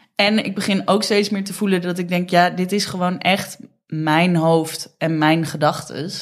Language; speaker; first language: Dutch; native; Dutch